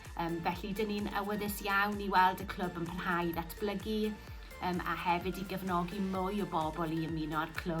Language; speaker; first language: Welsh; native; Welsh